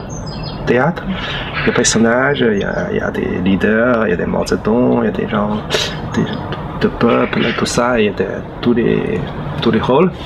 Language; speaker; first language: French; non-native, learner; Chinese